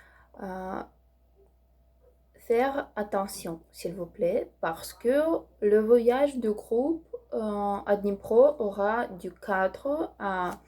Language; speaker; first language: French; non-native, learner; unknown